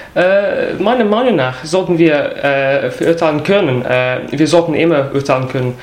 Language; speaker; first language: German; non-native, fluent; English